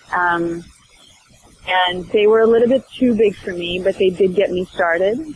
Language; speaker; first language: English; early bilingual, other home language; Swedish